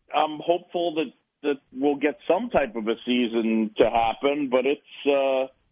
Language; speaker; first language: English; native; English